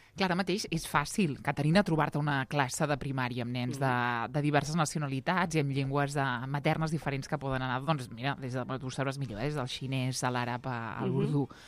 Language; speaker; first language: Catalan; native; Catalan